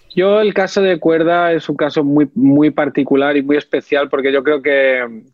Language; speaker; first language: Spanish; native; Spanish